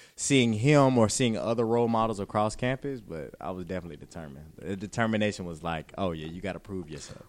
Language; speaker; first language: English; native; English